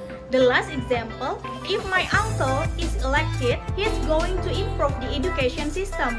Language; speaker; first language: English; non-native, fluent; Indonesian